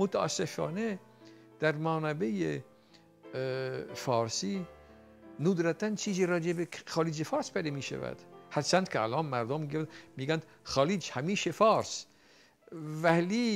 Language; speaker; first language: Persian; non-native, fluent; Dutch